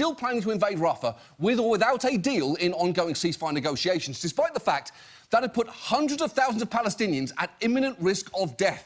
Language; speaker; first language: English; native; English